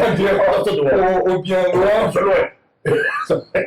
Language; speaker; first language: French; non-native, learner; Portuguese